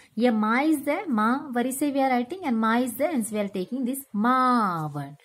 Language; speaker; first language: English; non-native, local second language; Tamil